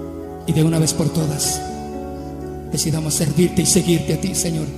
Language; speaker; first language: Spanish; native; Spanish